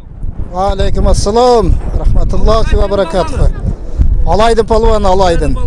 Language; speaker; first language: Kyrgyz; native; Kyrgyz